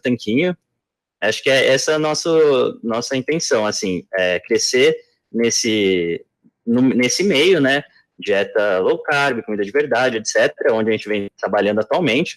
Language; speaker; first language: Portuguese; native; Portuguese